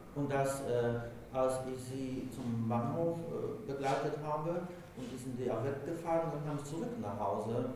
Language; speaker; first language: German; non-native, fluent; Polish